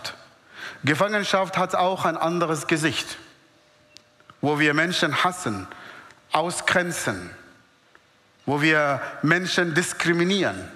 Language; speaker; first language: German; non-native, fluent; Arabic